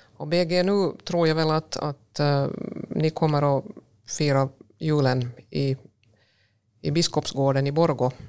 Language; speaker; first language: Swedish; native; Swedish